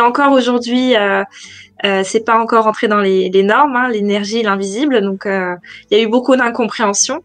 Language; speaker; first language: French; native; French